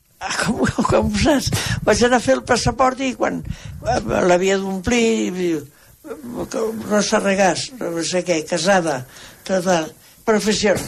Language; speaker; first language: Catalan; native; Catalan